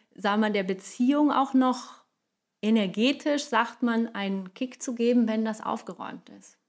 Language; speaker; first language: German; non-native, fluent; Portuguese